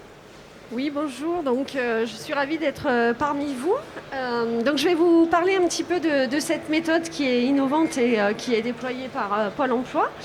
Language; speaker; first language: French; native; French